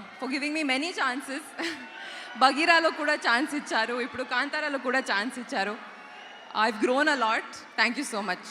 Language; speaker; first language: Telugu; non-native, learner; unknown